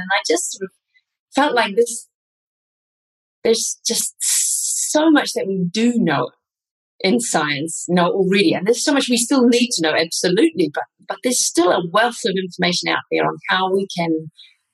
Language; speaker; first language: English; native; English